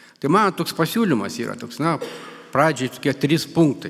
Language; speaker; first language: Lithuanian; native; Lithuanian